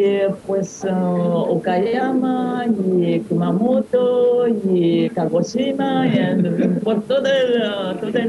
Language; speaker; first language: Spanish; non-native, learner; Japanese